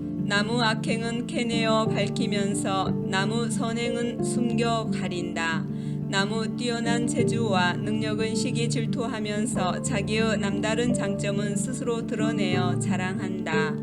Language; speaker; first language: Korean; native; Korean